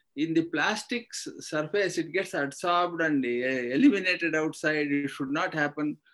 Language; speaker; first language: English; non-native, local second language; Kannada